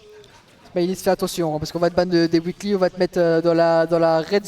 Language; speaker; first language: French; native; French